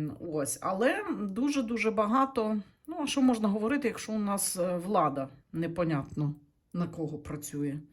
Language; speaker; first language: Ukrainian; non-native, local second language; Russian